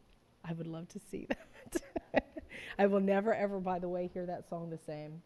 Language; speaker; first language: English; native; English